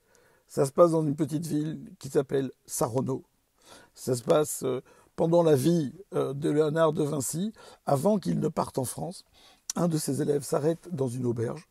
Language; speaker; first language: French; native; French